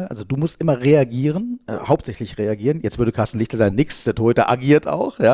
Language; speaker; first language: German; native; German